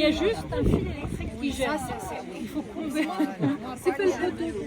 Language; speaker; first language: French; non-native, learner; Russian